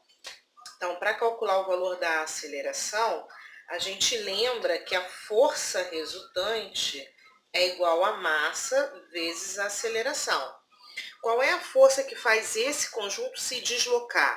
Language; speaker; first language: Portuguese; native; Portuguese